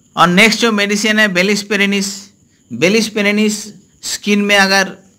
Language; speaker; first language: Hindi; non-native, local second language; Bangla